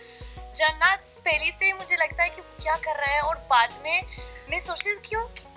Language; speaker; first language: Hindi; non-native, learner; Arabic